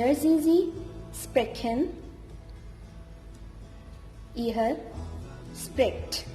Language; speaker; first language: German; non-native, learner; Hindi